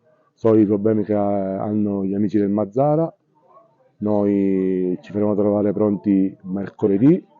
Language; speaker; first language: Italian; native; Italian